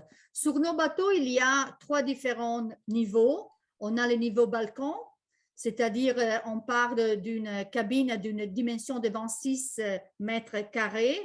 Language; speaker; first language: French; non-native, fluent; Italian